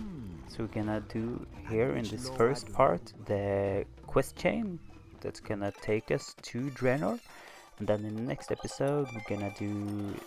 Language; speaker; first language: English; non-native, fluent; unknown